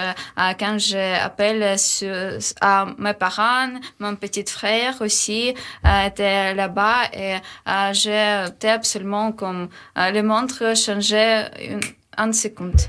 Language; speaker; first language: French; non-native, learner; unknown